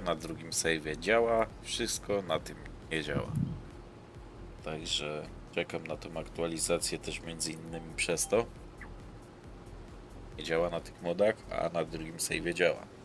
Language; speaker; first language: Polish; native; Polish